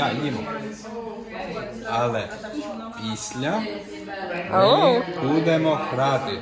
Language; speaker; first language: Ukrainian; non-native, learner; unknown